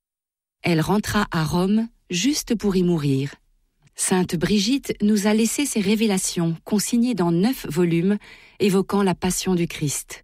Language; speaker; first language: French; native; French